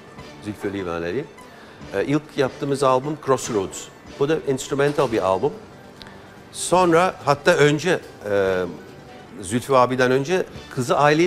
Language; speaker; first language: Turkish; non-native, fluent; English